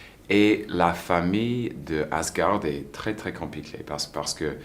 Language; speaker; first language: French; non-native, learner; English